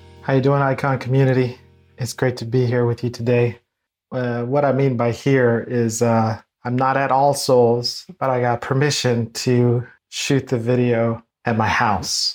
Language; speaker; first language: English; native; English